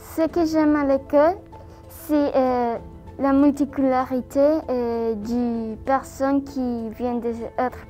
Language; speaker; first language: French; non-native, learner; Spanish